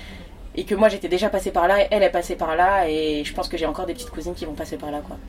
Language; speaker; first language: French; native; French